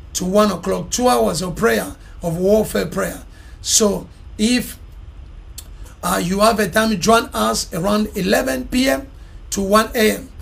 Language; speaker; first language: English; non-native, fluent; Lingala